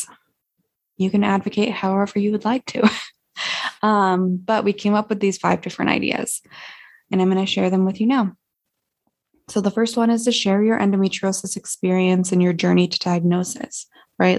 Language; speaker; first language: English; native; English